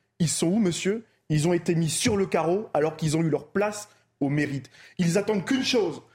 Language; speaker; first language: French; native; French